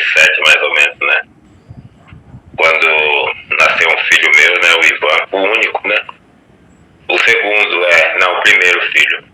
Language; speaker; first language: Portuguese; native; Portuguese